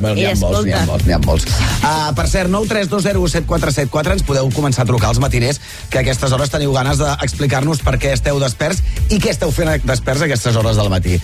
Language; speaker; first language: Catalan; native; Catalan